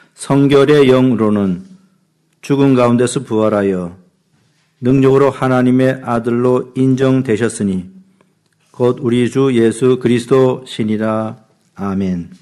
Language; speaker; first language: Korean; native; Korean